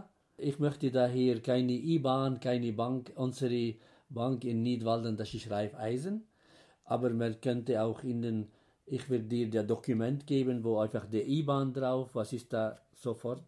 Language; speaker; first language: German; non-native, fluent; Arabic